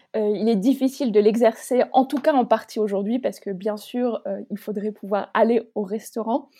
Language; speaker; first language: French; native; French